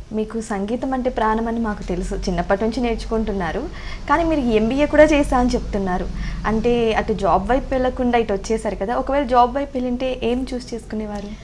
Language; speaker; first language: Telugu; native; Telugu